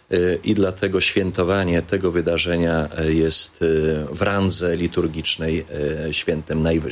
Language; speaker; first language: Polish; native; Polish